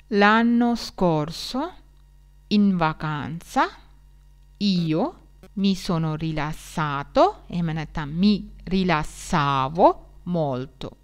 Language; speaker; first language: Italian; non-native, fluent; Sinhala